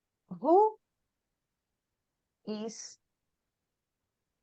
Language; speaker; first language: English; non-native, fluent; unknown